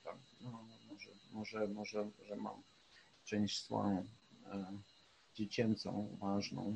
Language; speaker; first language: Polish; non-native, fluent; Ukrainian